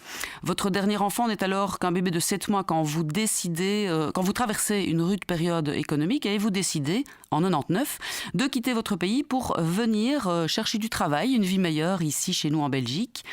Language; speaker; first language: French; native; French